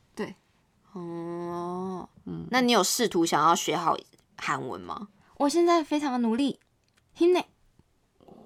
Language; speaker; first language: Chinese; native; Chinese